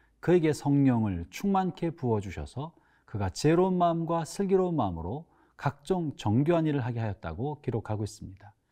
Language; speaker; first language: Korean; native; Korean